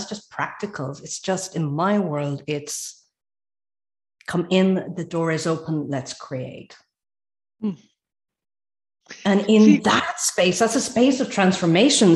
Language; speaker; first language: English; native; English